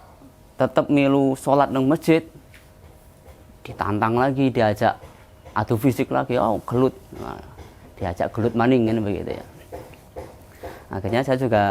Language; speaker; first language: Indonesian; non-native, local second language; Javanese